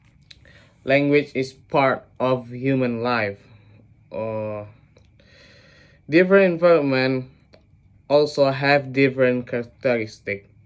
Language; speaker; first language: English; non-native, learner; Indonesian